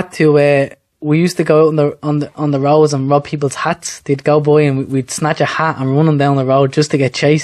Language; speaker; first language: English; native; English